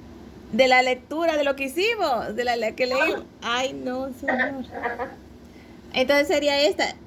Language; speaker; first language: Spanish; native; Spanish